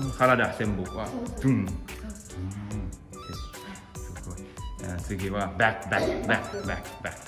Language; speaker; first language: Japanese; non-native, learner; Thai